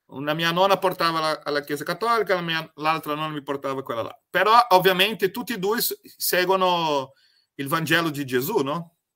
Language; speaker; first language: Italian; non-native, fluent; Portuguese